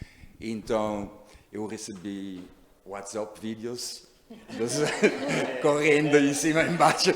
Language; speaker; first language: Portuguese; non-native, learner; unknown